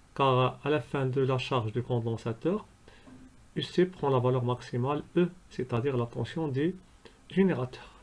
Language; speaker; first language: French; non-native, local second language; Arabic